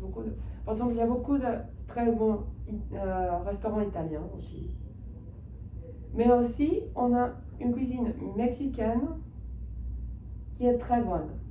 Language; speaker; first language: French; non-native, fluent; Spanish